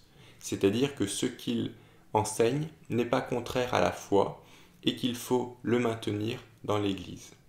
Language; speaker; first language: French; native; French